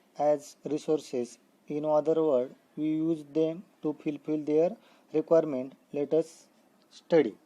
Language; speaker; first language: English; non-native, local second language; Marathi